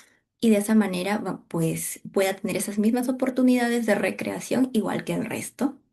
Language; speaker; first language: Spanish; native; Spanish